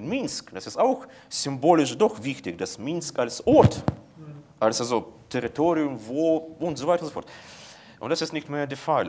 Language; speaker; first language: German; non-native, fluent; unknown